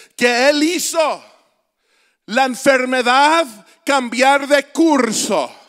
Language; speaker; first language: Spanish; native; Spanish